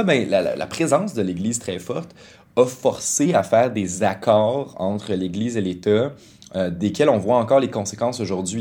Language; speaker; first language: French; native; French